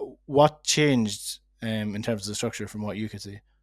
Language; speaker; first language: English; native; English